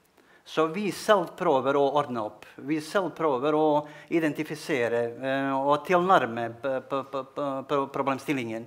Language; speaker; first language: Norwegian; non-native, fluent; Bosnian